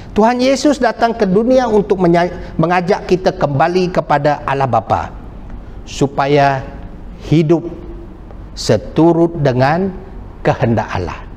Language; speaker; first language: Malay; non-native, local second language; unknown